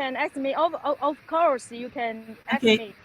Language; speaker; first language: English; non-native, learner; Chinese